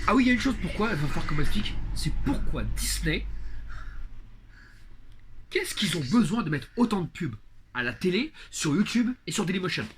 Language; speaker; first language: French; native; French